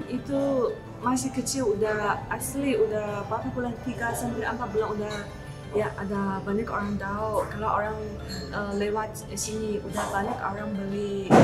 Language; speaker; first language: Indonesian; non-native, learner; Chinese